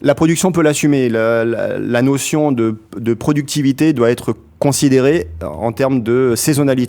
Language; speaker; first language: French; native; French